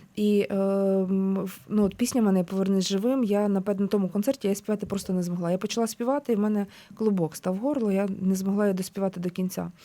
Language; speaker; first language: Ukrainian; native; Ukrainian